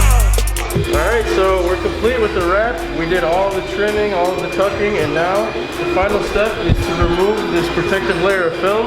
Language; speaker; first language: English; native; English